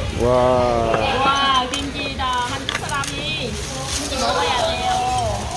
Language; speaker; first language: Korean; non-native, learner; Vietnamese